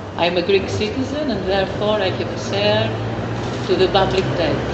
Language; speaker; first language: English; non-native, fluent; Greek